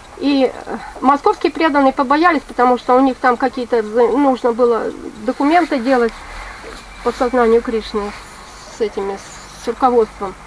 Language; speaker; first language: Russian; native; Russian